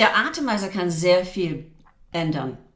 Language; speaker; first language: German; non-native, fluent; English